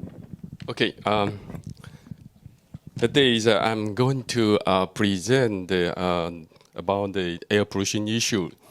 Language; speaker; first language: English; non-native, fluent; Chinese